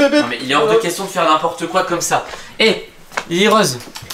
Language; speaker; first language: French; native; French